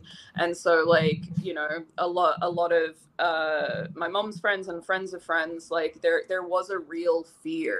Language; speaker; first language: English; native; English